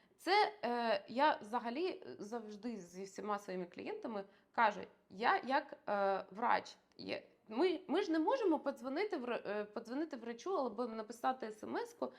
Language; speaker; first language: Ukrainian; non-native, local second language; Russian